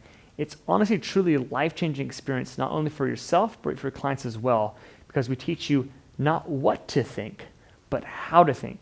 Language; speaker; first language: English; native; English